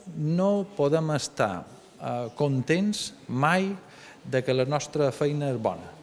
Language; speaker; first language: Catalan; native; Catalan